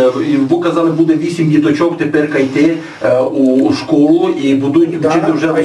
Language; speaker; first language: Ukrainian; native; Ukrainian